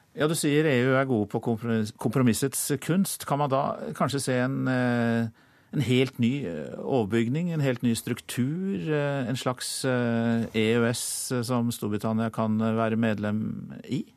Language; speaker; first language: Norwegian; native; Norwegian